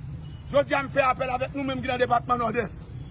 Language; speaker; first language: Haitian Creole; native; Haitian Creole